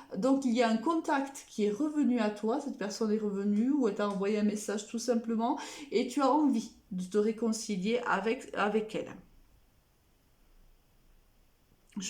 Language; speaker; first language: French; native; French